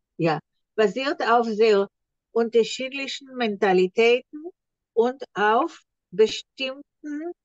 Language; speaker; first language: German; non-native, learner; Hebrew